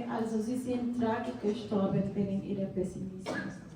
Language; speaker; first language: German; non-native, fluent; Portuguese